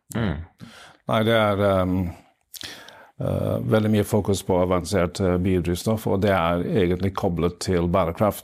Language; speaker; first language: Norwegian; non-native, fluent; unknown